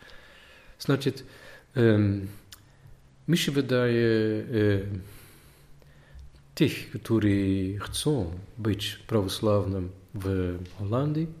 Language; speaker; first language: Polish; non-native, learner; Dutch